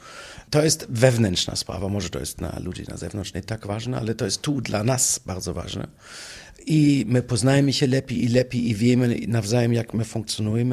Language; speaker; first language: Polish; non-native, fluent; German